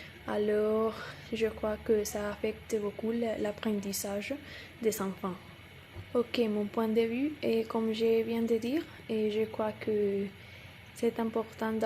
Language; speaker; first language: French; non-native, learner; Spanish